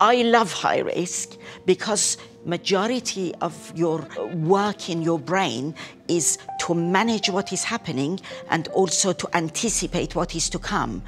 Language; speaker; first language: English; non-native, fluent; Persian